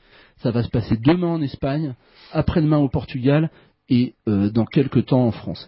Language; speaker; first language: French; native; French